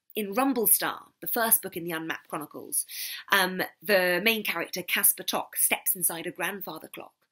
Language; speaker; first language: English; native; English